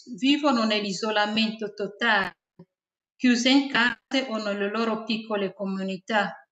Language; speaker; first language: Italian; non-native, fluent; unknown